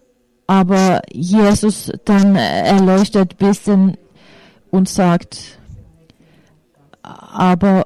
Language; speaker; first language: German; non-native, fluent; Finnish